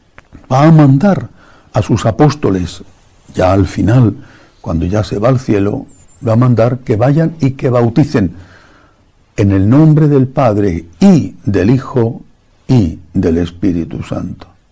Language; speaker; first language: Spanish; native; Spanish